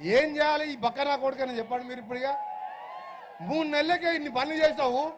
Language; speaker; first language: Telugu; native; Telugu